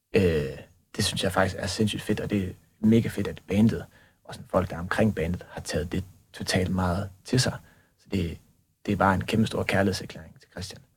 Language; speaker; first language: Danish; native; Danish